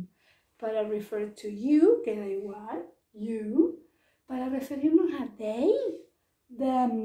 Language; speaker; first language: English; non-native, fluent; Spanish